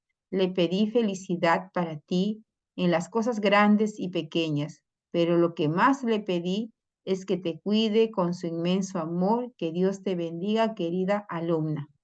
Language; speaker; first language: Spanish; native; Spanish